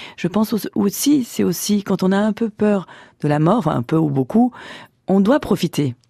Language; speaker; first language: French; early bilingual, other home language; Portuguese